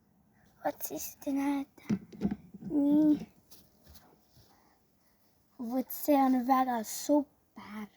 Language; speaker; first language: Estonian; non-native, local second language; Russian